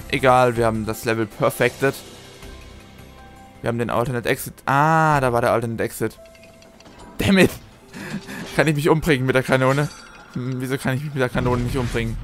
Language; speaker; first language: German; native; German